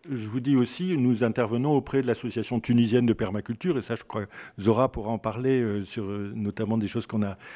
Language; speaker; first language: French; native; French